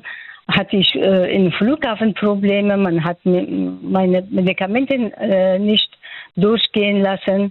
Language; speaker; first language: German; non-native, fluent; Persian